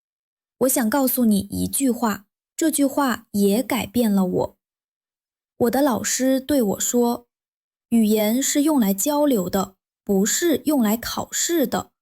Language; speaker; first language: Chinese; non-native, fluent; Vietnamese